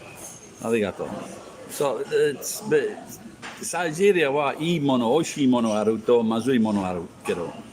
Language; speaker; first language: Japanese; non-native, learner; English